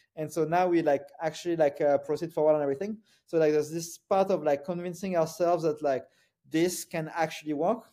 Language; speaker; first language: English; non-native, fluent; French